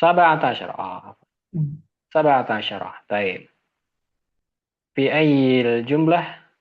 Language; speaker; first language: Arabic; non-native, fluent; Indonesian